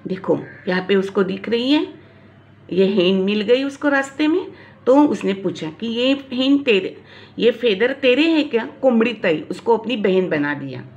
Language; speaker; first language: Hindi; non-native, local second language; Marathi